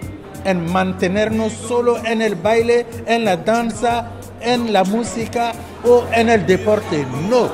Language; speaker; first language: Spanish; non-native, fluent; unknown